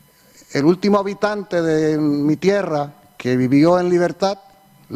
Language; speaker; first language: Spanish; native; Spanish